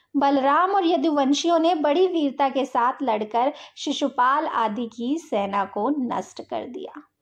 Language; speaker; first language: Hindi; native; Hindi